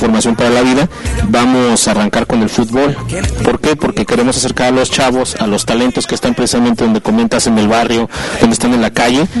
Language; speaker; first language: Spanish; native; Spanish